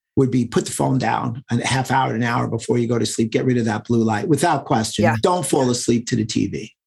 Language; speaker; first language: English; native; English